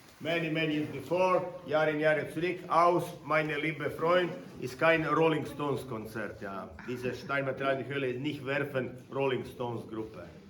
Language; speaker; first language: German; non-native, learner; Croatian